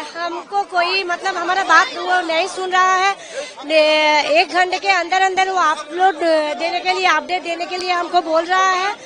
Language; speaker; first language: Hindi; non-native, local second language; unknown